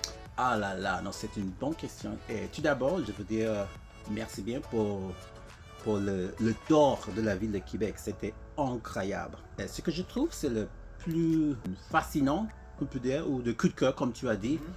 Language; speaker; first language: French; non-native, learner; English